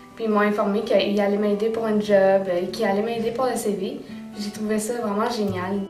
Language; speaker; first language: French; native; French